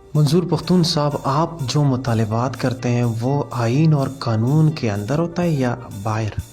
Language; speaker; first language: Urdu; non-native, local second language; Pashto